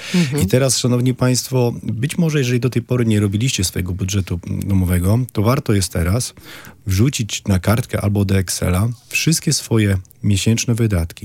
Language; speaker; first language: Polish; native; Polish